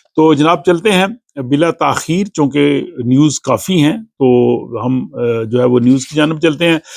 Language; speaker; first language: Urdu; non-native, local second language; Punjabi